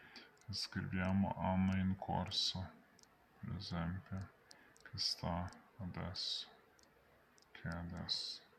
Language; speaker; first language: Italian; non-native, learner; Ukrainian